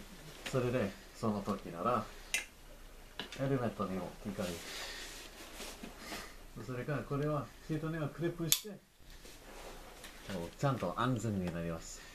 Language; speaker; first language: Japanese; non-native, learner; English